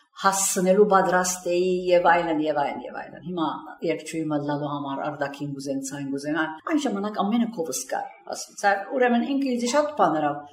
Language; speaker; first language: Armenian; early bilingual, heritage; Armenian